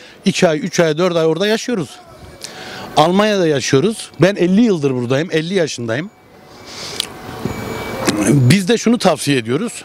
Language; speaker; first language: Turkish; early bilingual, heritage; Turkish